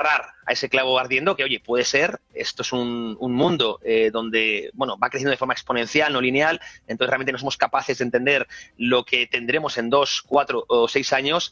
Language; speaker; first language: Spanish; native; Spanish